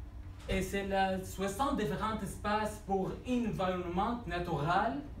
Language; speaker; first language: French; non-native, learner; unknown